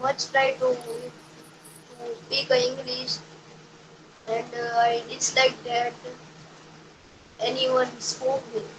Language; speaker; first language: English; non-native, learner; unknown